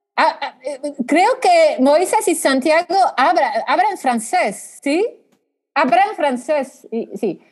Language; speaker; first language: Spanish; non-native, fluent; French